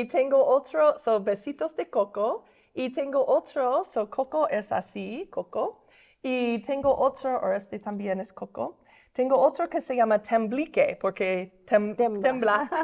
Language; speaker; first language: Spanish; non-native, fluent; English